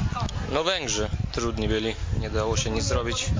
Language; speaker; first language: Polish; early bilingual, other home language; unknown